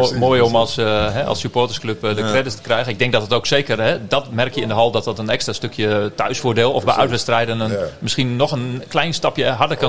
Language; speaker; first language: Dutch; native; Dutch